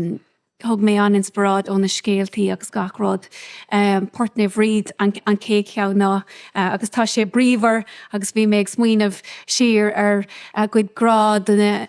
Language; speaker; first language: Irish; non-native, local second language; English